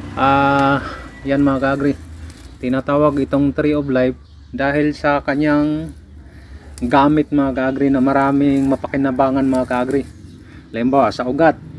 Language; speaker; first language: Filipino; non-native, local second language; Cebuano